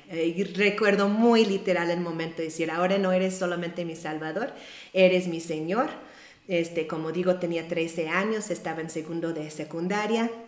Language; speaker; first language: Spanish; non-native, fluent; English